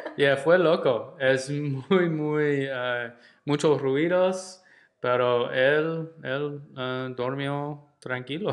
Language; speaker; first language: Spanish; non-native, learner; English